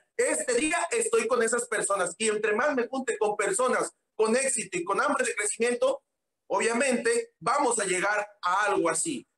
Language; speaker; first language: Spanish; native; Spanish